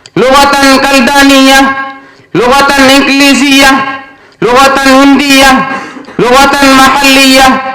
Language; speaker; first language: Arabic; non-native, learner; Urdu